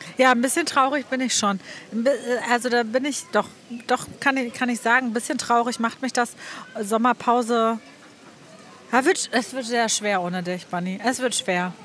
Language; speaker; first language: German; native; German